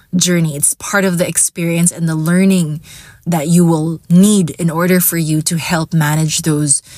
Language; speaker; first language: English; non-native, local second language; Hiligaynon